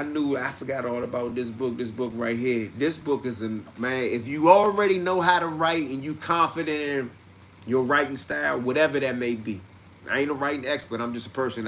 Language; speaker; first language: English; native; English